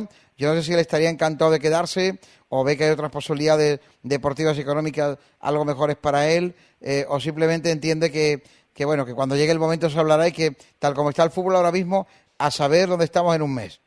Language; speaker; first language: Spanish; native; Spanish